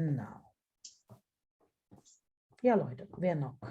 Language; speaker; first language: German; non-native, fluent; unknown